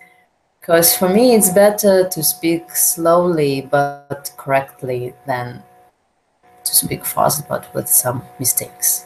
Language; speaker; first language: English; non-native, learner; Russian